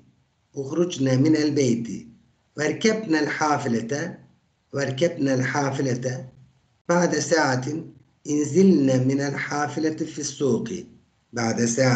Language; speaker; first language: Arabic; non-native, fluent; Turkish